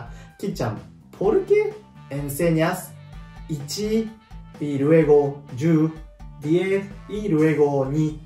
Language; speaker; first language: Spanish; non-native, learner; Japanese